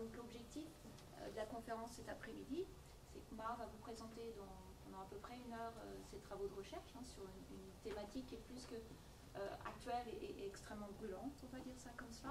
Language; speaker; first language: French; native; French